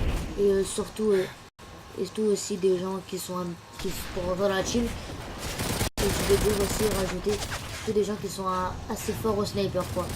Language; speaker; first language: French; native; French